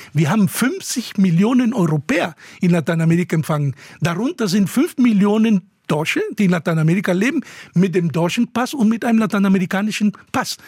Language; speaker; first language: German; non-native, fluent; Spanish